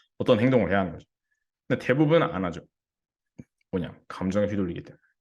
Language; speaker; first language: Korean; early bilingual, heritage; English